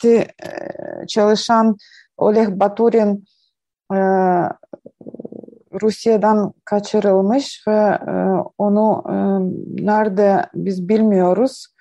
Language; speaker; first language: Turkish; non-native, learner; Ukrainian